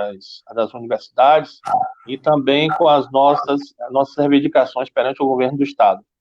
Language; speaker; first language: Portuguese; native; Portuguese